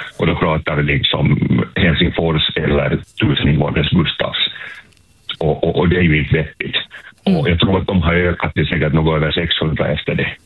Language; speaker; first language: Swedish; native; Swedish